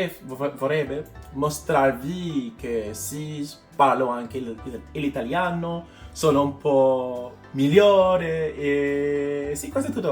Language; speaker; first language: Italian; non-native, learner; English